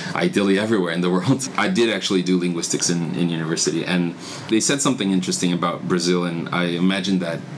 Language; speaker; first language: English; non-native, fluent; Portuguese